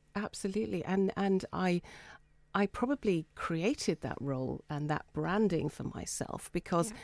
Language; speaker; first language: English; native; English